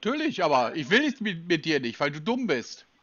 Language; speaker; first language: German; native; German